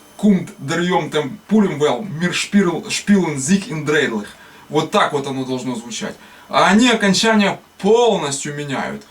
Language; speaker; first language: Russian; native; Russian